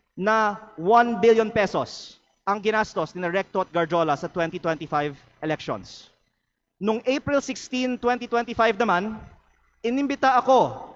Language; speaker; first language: Filipino; native; Filipino